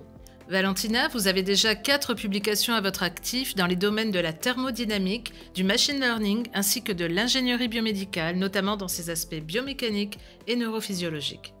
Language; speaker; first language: French; native; French